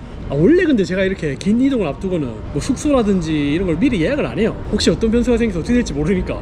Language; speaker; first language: Korean; native; Korean